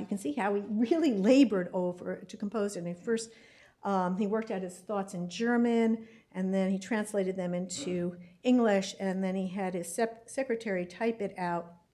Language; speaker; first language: English; native; English